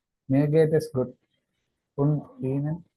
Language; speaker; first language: German; non-native, learner; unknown